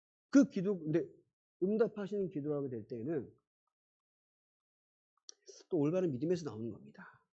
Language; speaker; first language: Korean; native; Korean